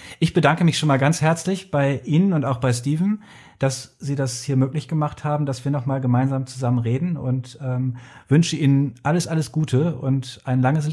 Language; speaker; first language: German; native; German